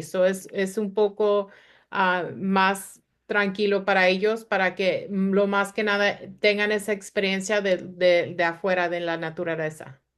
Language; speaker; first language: Spanish; early bilingual, other home language; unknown